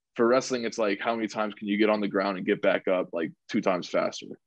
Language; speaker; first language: English; native; English